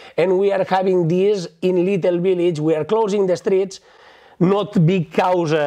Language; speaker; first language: English; non-native, fluent; Spanish